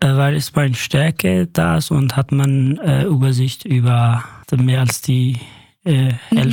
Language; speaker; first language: German; non-native, fluent; Kurdish